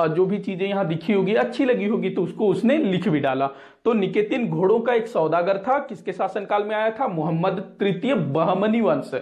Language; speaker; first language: Hindi; non-native, local second language; Marathi